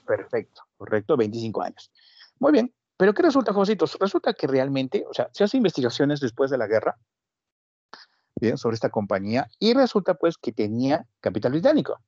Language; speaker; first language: Spanish; native; Spanish